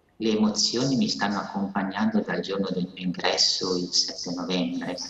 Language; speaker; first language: Italian; native; Italian